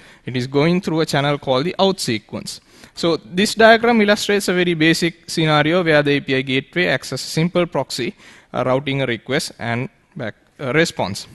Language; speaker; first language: English; non-native, local second language; Sinhala